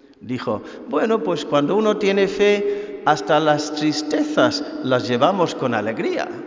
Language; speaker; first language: Spanish; non-native, fluent; English